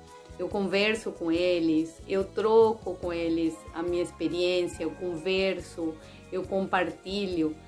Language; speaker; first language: Portuguese; non-native, fluent; Spanish